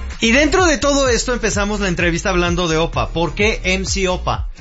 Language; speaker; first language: Spanish; native; Spanish